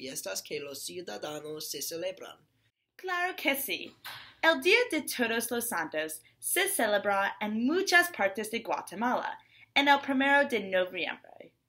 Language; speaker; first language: Spanish; non-native, learner; English